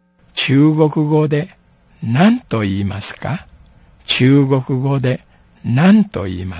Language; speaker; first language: Japanese; non-native, fluent; Min Nan Chinese